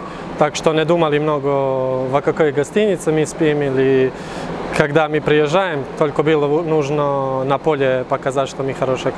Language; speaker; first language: Russian; non-native, fluent; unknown